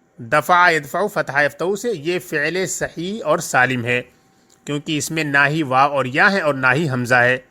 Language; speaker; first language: Urdu; native; Urdu